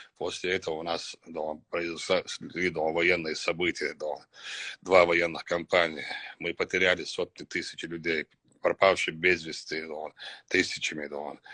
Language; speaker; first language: Russian; non-native, local second language; Chechen